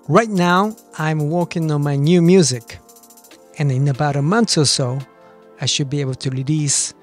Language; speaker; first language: English; early bilingual, other home language; Japanese